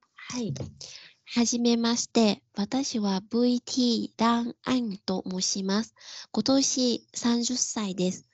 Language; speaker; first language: Japanese; non-native, fluent; Vietnamese